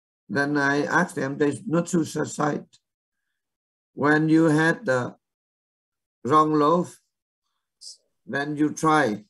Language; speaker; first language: English; non-native, learner; Vietnamese